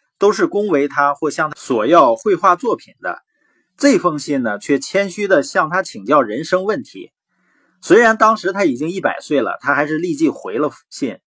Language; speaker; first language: Chinese; native; Chinese